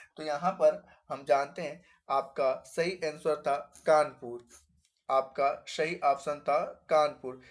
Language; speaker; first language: Hindi; native; Hindi